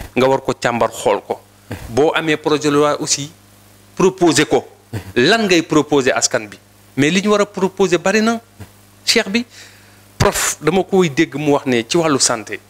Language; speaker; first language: Wolof; native; Wolof